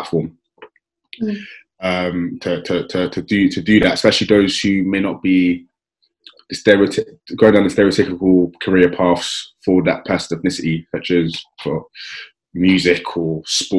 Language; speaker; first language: English; native; English